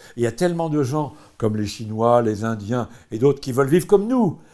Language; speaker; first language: French; native; French